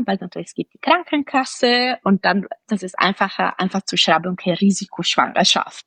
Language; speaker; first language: German; non-native, fluent; Italian